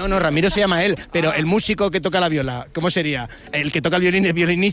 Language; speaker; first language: Spanish; native; Spanish